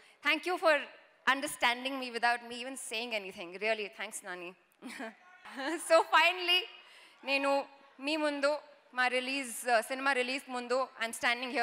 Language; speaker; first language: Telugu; non-native, learner; Kannada